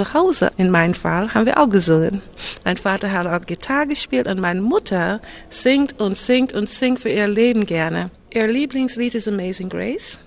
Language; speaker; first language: German; non-native, fluent; English